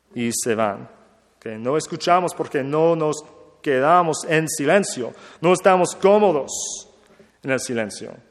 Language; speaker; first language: Spanish; non-native, learner; English